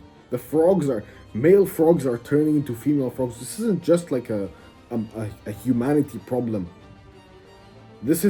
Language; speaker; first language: English; native; English